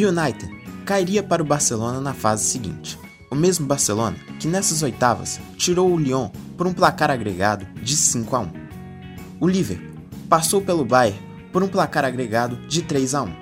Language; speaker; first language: Portuguese; native; Portuguese